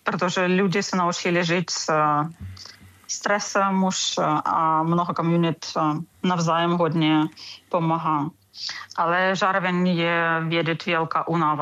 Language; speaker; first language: Czech; non-native, fluent; Ukrainian